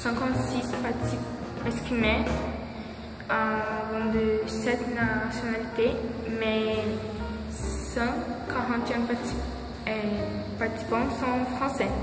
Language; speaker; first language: French; non-native, learner; Portuguese